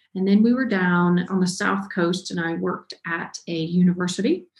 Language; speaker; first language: English; native; English